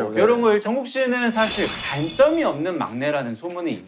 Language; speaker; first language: Korean; native; Korean